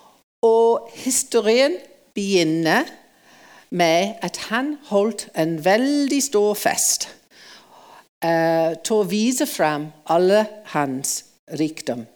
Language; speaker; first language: Norwegian; non-native, fluent; English